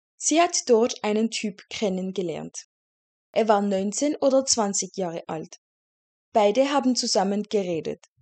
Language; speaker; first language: German; non-native, fluent; French